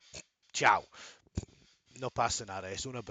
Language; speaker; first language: Spanish; non-native, fluent; English